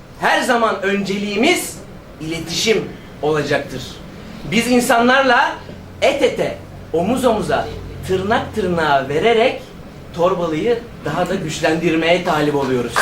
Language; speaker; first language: Turkish; native; Turkish